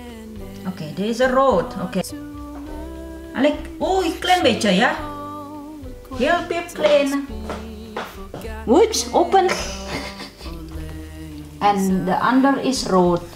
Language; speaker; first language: Dutch; non-native, learner; Indonesian